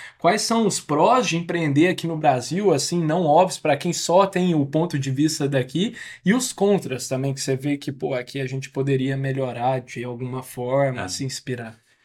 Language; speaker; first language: Portuguese; native; Portuguese